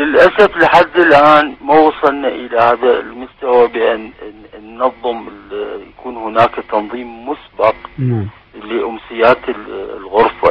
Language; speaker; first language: Arabic; native; Arabic